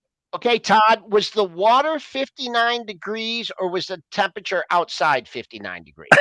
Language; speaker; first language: English; native; English